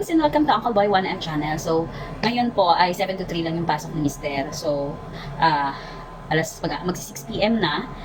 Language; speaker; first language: Filipino; native; Filipino